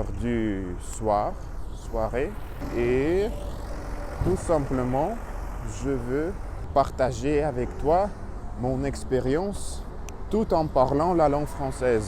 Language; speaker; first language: French; non-native, learner; Russian